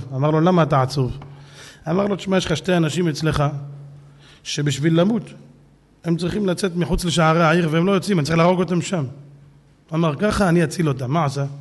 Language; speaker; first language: Hebrew; native; Hebrew